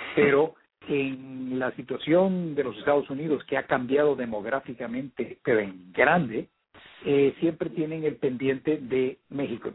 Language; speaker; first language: Spanish; early bilingual, heritage; Spanish